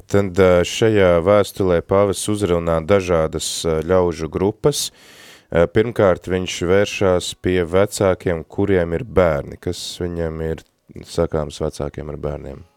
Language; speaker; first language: Latvian; native; Latvian